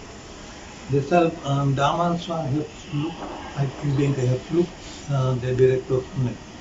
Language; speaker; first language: German; non-native, fluent; Marathi